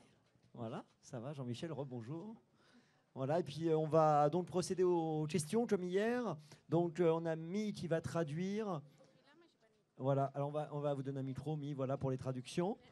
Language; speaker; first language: French; native; French